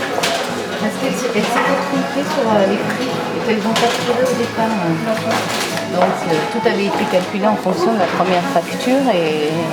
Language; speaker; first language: French; native; French